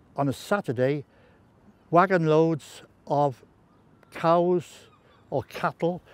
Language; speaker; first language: English; native; English